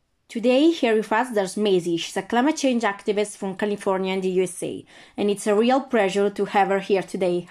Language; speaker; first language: English; non-native, fluent; Italian